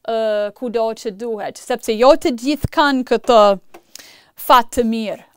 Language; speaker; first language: Albanian; non-native, fluent; English